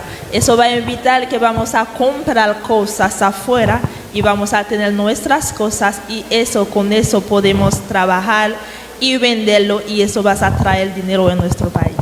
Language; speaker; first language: Spanish; non-native, fluent; Haitian Creole